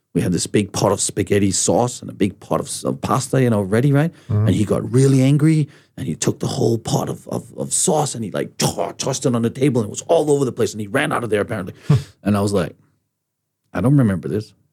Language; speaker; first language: English; early bilingual, other home language; Danish